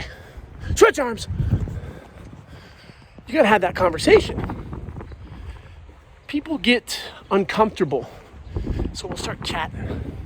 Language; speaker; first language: English; native; English